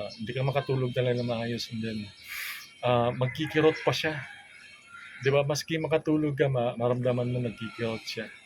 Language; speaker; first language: Filipino; non-native, local second language; Cebuano